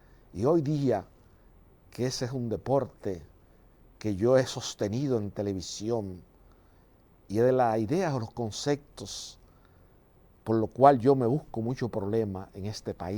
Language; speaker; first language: Spanish; native; Spanish